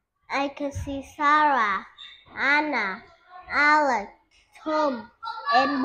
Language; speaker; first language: English; non-native, learner; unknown